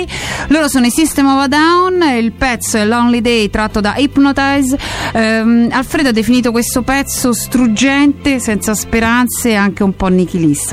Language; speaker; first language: Italian; native; Italian